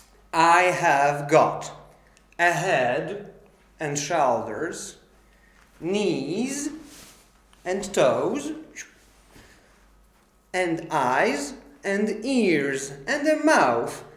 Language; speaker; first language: English; non-native, fluent; Polish